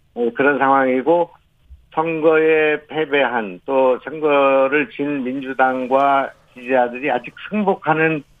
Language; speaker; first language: Korean; native; Korean